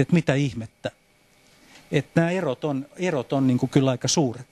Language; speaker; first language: Finnish; native; Finnish